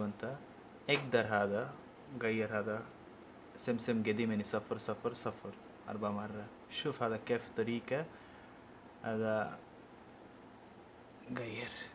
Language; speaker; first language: Arabic; non-native, learner; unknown